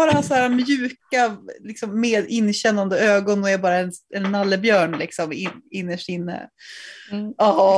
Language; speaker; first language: Swedish; native; Swedish